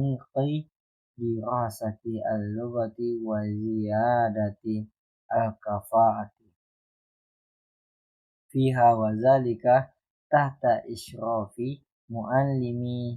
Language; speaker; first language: Arabic; non-native, learner; Indonesian